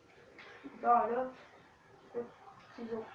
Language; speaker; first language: French; native; French